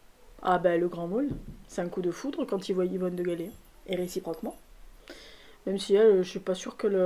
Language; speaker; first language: French; native; French